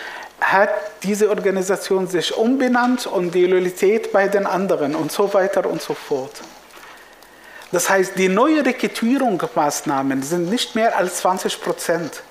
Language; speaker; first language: German; non-native, fluent; Arabic